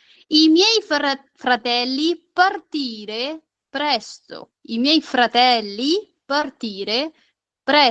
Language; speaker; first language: Italian; non-native, fluent; Urdu